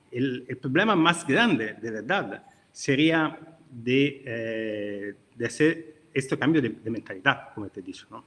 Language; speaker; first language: Spanish; non-native, learner; Italian